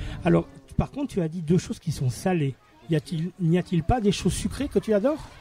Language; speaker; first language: French; native; French